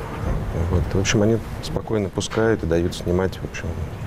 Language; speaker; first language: Russian; native; Russian